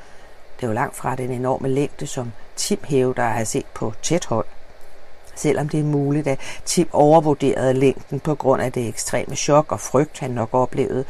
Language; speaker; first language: Danish; native; Danish